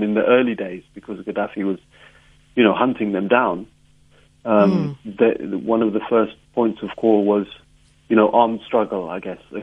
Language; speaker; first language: English; native; English